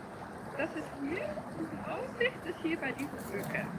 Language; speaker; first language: German; non-native, learner; Dutch